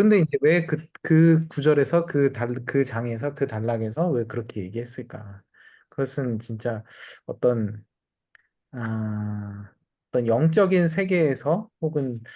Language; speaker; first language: Korean; native; Korean